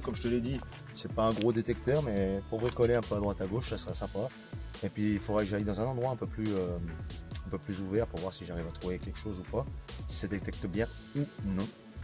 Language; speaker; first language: French; native; French